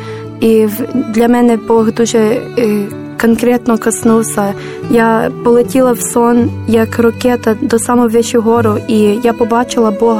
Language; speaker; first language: Ukrainian; non-native, learner; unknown